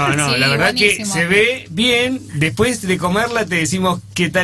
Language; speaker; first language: Spanish; native; Spanish